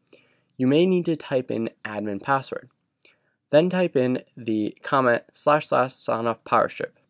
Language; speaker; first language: English; native; English